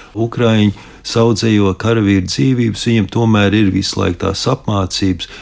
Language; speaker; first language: Latvian; early bilingual, heritage; Latvian